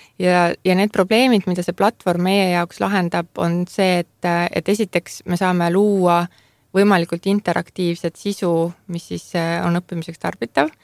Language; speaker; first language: Estonian; native; Estonian